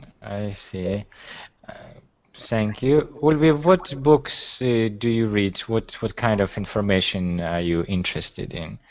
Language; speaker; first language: English; non-native, fluent; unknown